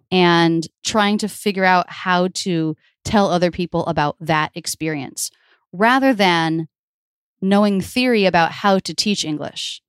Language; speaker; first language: English; native; English